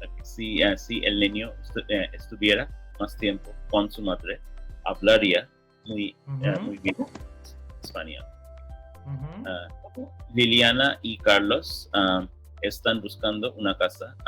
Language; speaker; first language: Spanish; non-native, learner; English